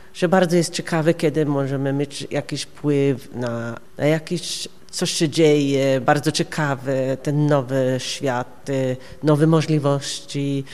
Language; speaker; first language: Polish; non-native, learner; Norwegian